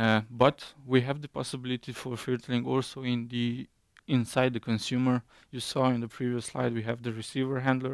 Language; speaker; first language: English; non-native, fluent; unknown